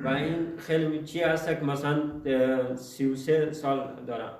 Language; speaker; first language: Persian; early bilingual, heritage; Persian